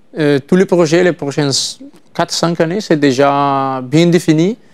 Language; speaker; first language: French; non-native, learner; Italian